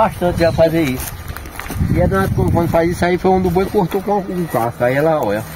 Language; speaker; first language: Portuguese; native; Portuguese